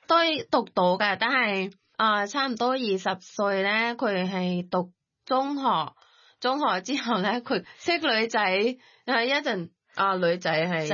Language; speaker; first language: Cantonese; non-native, learner; Thai